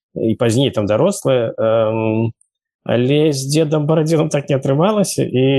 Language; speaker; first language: Belarusian; native; Belarusian